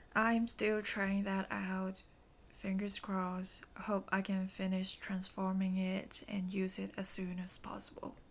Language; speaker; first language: English; non-native, local second language; Cantonese